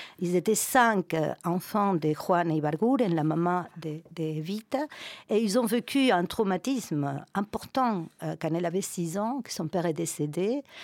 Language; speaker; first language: French; non-native, fluent; Spanish